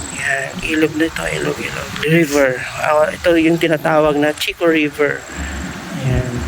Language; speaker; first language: Filipino; non-native, local second language; Iloko